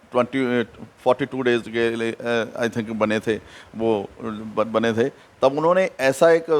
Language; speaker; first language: Hindi; non-native, local second language; Punjabi